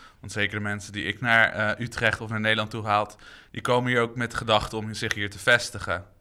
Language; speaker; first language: Dutch; native; Dutch